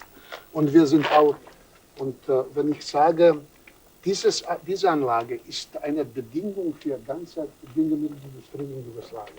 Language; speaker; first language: German; non-native, fluent; Serbian